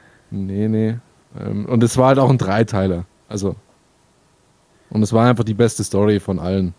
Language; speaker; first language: German; native; German